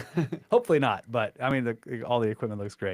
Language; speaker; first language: English; native; English